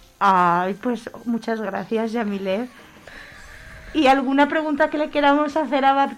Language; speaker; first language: Spanish; native; Spanish